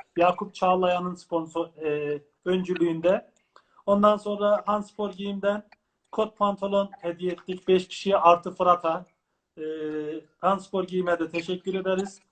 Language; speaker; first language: Turkish; native; Turkish